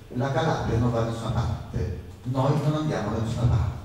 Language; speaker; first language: Italian; native; Italian